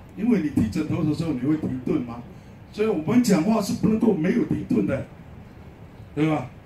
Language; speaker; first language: Chinese; native; Chinese